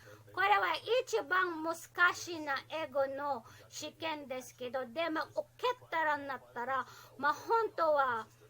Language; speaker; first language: Japanese; non-native, learner; Filipino